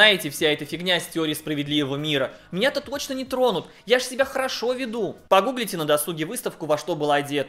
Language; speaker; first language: Russian; native; Russian